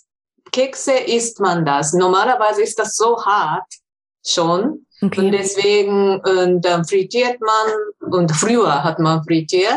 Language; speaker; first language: German; non-native, fluent; Japanese